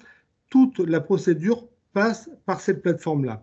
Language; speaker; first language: French; native; French